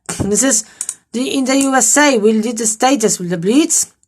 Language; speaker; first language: English; non-native, learner; Polish